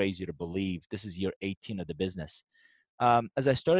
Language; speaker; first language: English; non-native, fluent; Persian